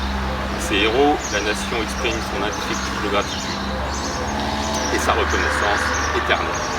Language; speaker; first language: French; native; French